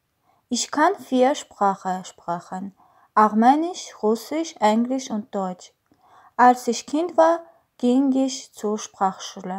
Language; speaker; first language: German; non-native, learner; Armenian